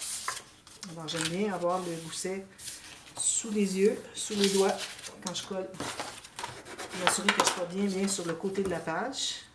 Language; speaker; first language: French; native; French